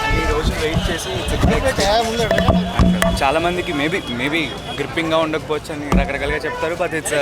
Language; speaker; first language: Telugu; native; Telugu